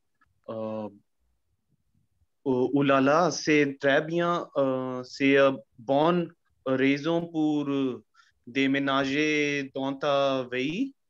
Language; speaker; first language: French; non-native, learner; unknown